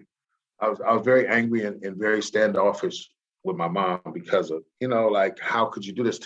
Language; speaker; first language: English; native; English